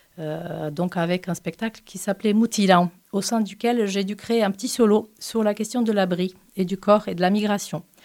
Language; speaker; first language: French; non-native, fluent; Portuguese